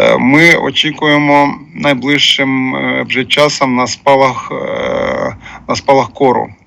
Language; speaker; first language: Ukrainian; non-native, local second language; Russian